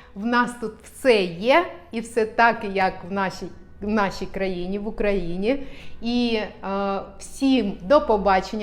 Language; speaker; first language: Ukrainian; non-native, local second language; Russian